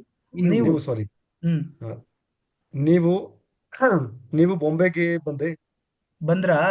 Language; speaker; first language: Kannada; non-native, learner; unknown